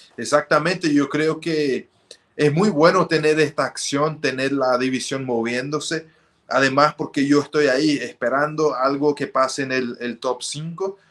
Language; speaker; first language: Spanish; early bilingual, heritage; Spanish